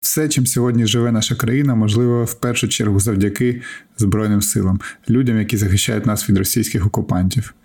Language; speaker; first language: Ukrainian; native; Ukrainian